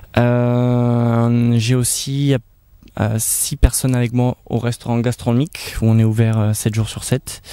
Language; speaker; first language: French; native; French